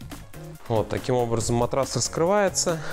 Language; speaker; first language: Russian; native; Russian